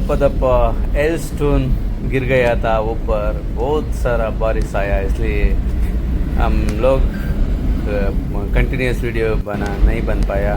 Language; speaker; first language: Hindi; non-native, local second language; Kannada